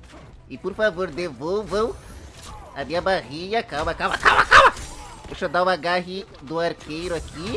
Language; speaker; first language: Portuguese; native; Portuguese